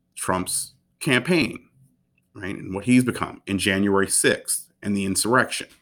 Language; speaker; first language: English; native; English